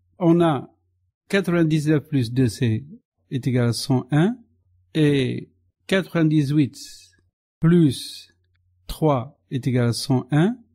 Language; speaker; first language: French; non-native, local second language; Arabic